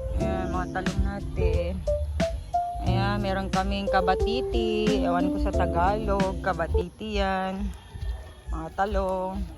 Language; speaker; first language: Filipino; non-native, local second language; Iloko